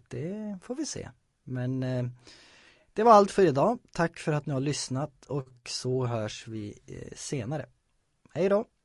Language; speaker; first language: Swedish; native; Swedish